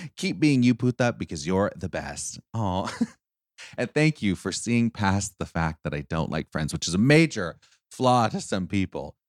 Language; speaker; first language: English; early bilingual, other home language; Spanish